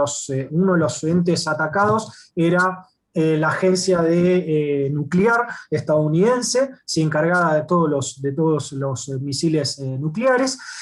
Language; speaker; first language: Spanish; native; Spanish